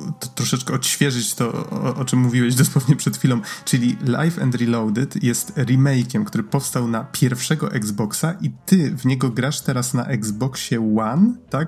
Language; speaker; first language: Polish; native; Polish